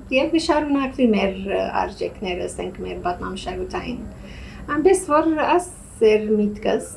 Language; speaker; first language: Armenian; early bilingual, heritage; Armenian